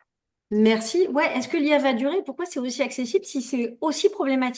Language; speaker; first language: French; native; French